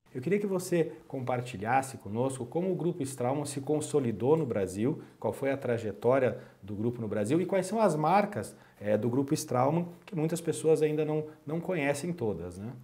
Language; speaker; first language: Portuguese; native; Portuguese